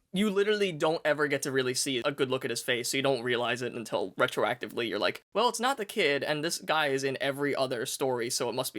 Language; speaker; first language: English; native; English